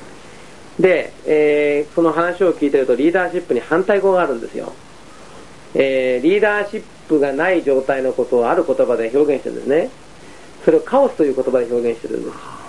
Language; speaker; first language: Japanese; native; Japanese